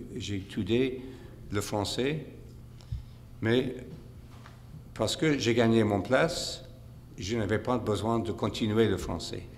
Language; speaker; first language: French; non-native, fluent; English